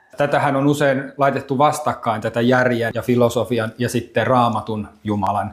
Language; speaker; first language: Finnish; native; Finnish